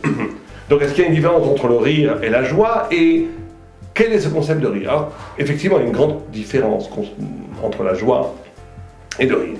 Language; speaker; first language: French; native; French